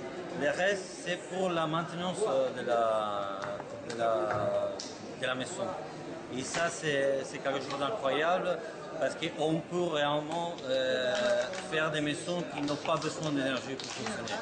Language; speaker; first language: French; non-native, fluent; Spanish